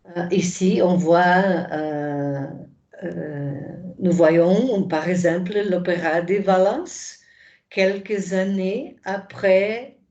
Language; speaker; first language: French; non-native, fluent; Portuguese